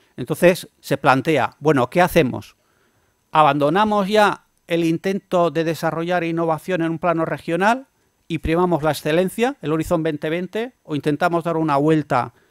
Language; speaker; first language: Spanish; native; Spanish